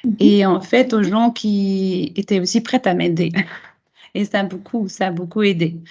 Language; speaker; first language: French; non-native, fluent; German